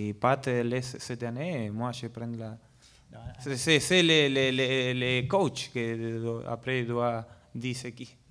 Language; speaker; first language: French; non-native, learner; Spanish